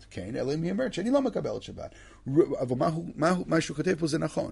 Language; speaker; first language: Hebrew; non-native, fluent; English